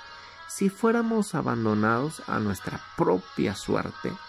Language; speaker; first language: Spanish; native; Spanish